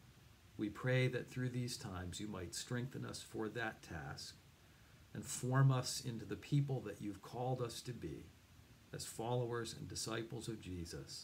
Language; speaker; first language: English; native; English